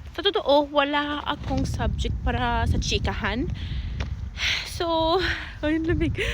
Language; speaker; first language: Filipino; non-native, learner; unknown